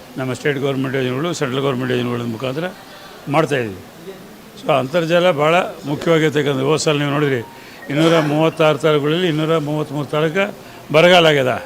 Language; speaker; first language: Kannada; native; Kannada